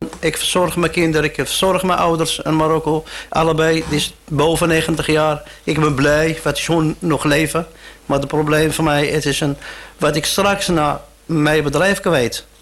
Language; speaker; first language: Dutch; non-native, learner; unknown